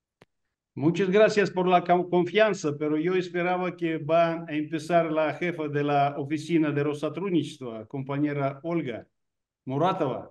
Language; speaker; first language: Spanish; non-native, fluent; Russian